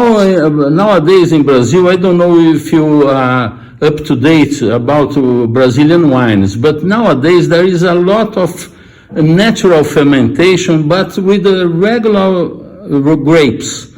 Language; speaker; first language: English; non-native, learner; Portuguese